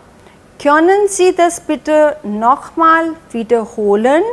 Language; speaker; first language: German; non-native, fluent; Hindi